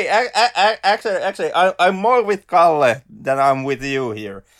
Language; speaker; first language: English; non-native, fluent; Finnish